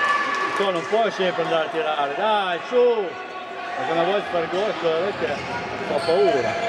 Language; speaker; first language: Italian; native; Italian